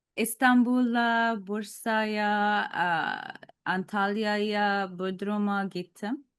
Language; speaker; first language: Turkish; non-native, learner; Arabic